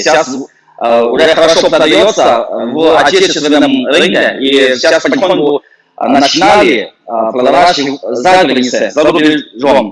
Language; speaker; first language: Russian; non-native, fluent; Chinese